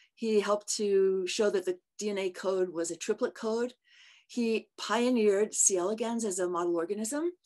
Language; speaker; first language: English; native; English